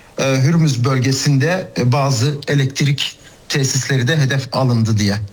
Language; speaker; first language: Turkish; native; Turkish